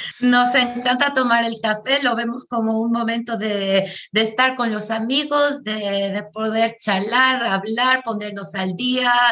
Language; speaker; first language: Spanish; non-native, fluent; Albanian